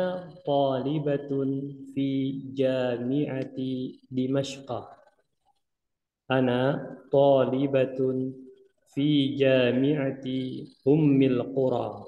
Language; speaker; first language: Arabic; non-native, fluent; Indonesian